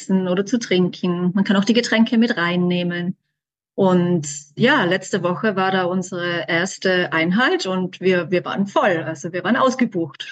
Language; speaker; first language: German; native; German